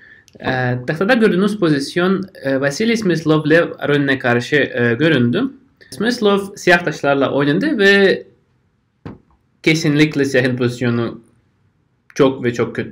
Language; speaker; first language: Turkish; non-native, fluent; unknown